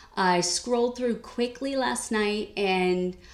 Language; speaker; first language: English; native; English